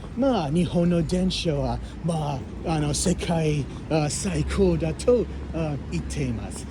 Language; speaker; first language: Japanese; non-native, learner; English